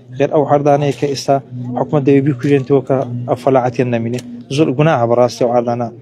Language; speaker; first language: Central Kurdish; native; Central Kurdish